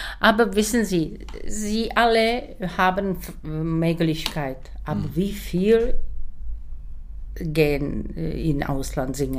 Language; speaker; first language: German; non-native, learner; Czech